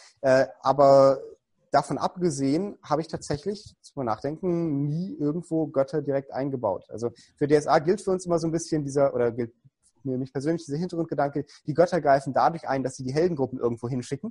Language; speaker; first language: German; native; German